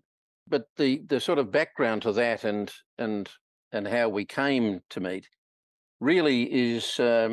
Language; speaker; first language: English; native; English